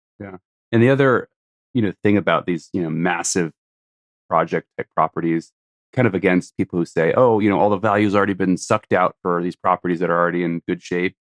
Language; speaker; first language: English; native; English